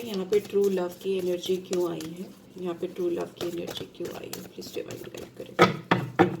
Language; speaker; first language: Hindi; native; Hindi